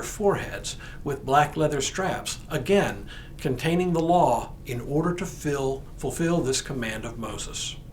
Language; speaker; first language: English; native; English